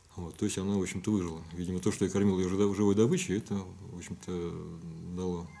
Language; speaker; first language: Russian; native; Russian